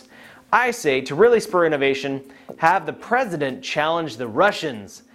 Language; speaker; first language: English; native; English